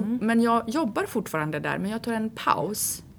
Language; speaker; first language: Swedish; native; Swedish